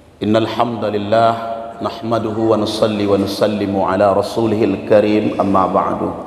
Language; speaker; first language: Malay; non-native, local second language; Minangkabau